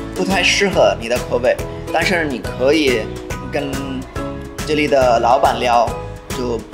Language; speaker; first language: Chinese; non-native, fluent; Hindi